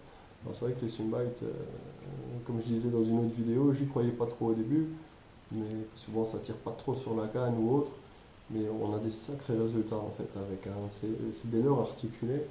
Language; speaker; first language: French; native; French